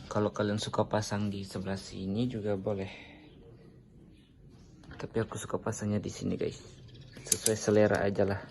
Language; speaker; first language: Indonesian; native; Indonesian